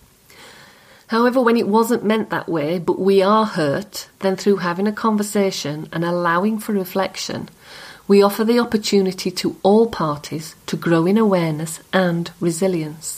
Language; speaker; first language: English; native; English